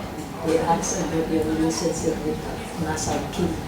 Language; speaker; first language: English; non-native, local second language; Indonesian